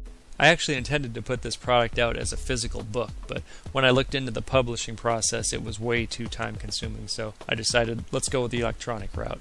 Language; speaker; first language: English; native; English